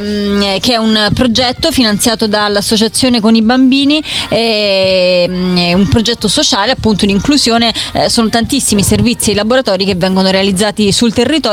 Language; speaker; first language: Italian; native; Italian